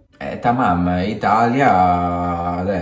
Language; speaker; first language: Turkish; non-native, learner; Italian